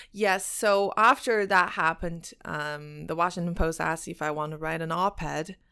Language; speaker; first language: English; non-native, fluent; Chinese